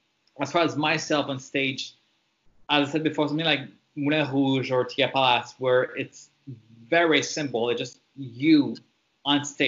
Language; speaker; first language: English; non-native, fluent; French